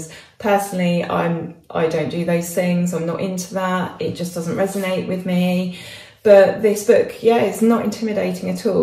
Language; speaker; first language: English; native; English